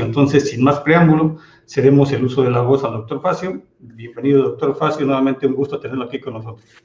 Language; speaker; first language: Spanish; native; Spanish